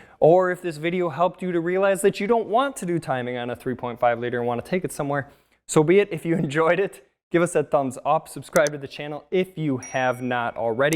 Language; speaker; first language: English; native; English